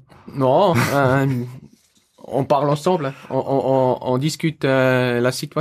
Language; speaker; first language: French; non-native, local second language; German